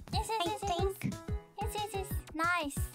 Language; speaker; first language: English; non-native, learner; Japanese